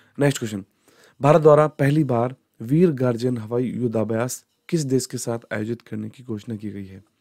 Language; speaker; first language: Hindi; native; Hindi